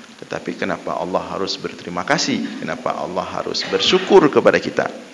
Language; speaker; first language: Malay; non-native, local second language; Achinese